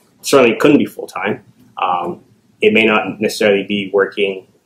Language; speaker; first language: English; native; English